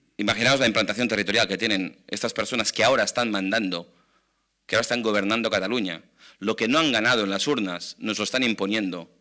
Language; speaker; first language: Spanish; non-native, local second language; Catalan